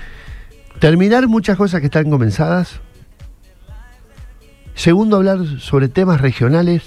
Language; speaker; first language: Spanish; native; Spanish